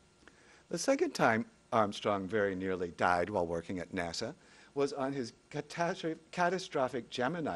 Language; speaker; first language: English; native; English